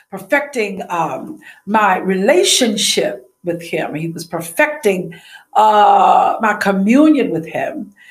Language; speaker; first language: English; native; English